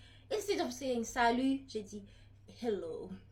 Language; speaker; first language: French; early bilingual, other home language; Haitian Creole